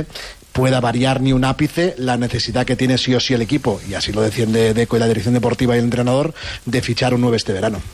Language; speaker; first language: Spanish; native; Spanish